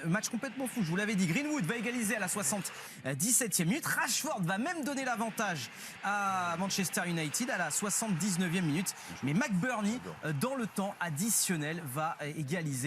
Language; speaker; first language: French; native; French